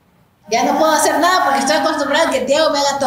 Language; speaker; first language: Spanish; native; Spanish